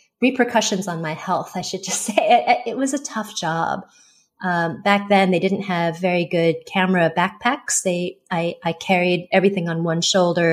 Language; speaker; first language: English; early bilingual, other home language; Chinese